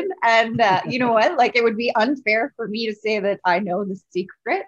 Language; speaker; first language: English; native; English